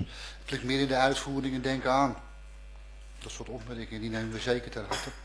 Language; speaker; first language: Dutch; native; Dutch